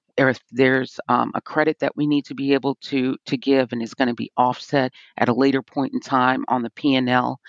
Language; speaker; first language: English; native; English